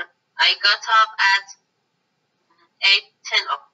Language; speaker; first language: English; non-native, learner; Persian